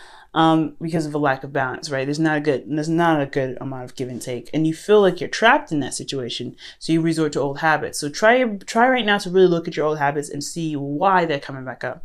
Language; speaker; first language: English; native; English